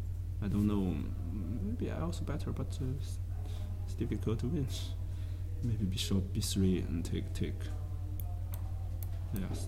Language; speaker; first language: English; non-native, learner; Chinese